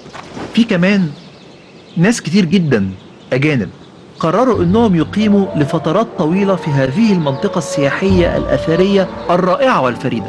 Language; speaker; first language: Arabic; native; Arabic